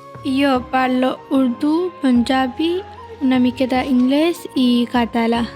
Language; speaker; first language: Catalan; non-native, learner; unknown